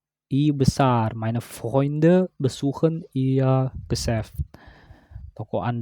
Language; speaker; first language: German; non-native, learner; Indonesian